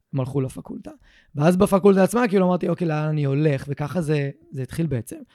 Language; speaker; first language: Hebrew; native; Hebrew